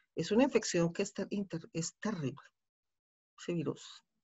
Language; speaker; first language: Spanish; native; Spanish